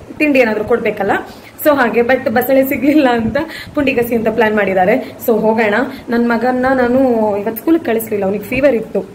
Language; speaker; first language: Kannada; non-native, local second language; Tulu